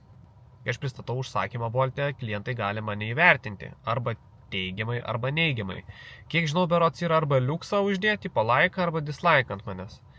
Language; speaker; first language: Lithuanian; native; Lithuanian